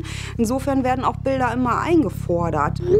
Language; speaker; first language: German; native; German